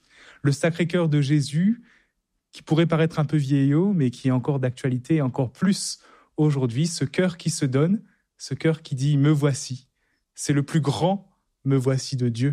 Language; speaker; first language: French; native; French